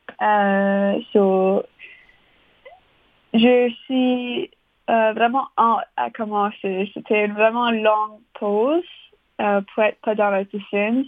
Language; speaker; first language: French; non-native, local second language; English